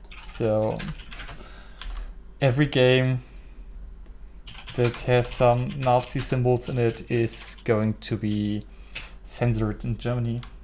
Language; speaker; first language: English; non-native, fluent; German